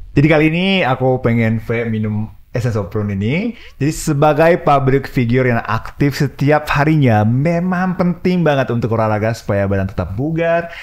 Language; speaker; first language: Indonesian; non-native, fluent; Japanese